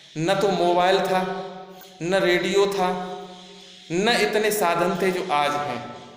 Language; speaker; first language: Hindi; native; Hindi